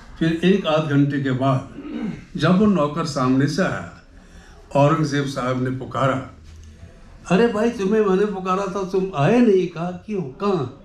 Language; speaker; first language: Urdu; non-native, local second language; Kashmiri